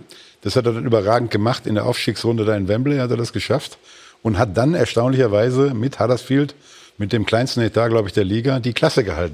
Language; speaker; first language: German; native; German